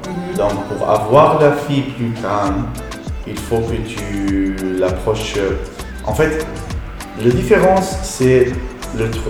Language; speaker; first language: French; non-native, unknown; Arabic